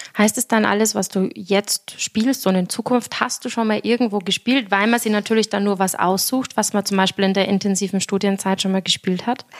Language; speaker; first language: German; native; German